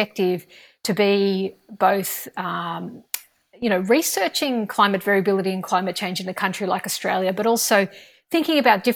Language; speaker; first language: English; native; English